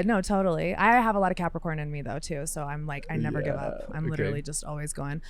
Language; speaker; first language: English; native; English